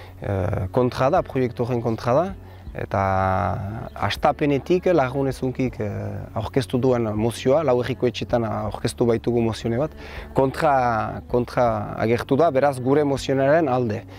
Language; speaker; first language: Basque; native; Basque